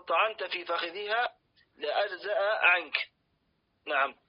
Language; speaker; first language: Arabic; native; Arabic